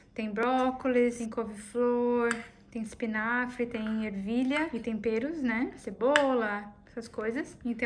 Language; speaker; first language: Portuguese; native; Portuguese